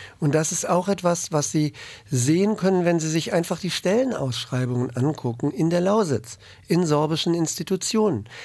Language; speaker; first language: German; native; German